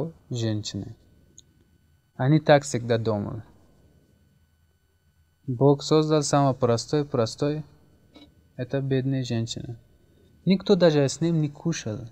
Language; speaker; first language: Russian; non-native, learner; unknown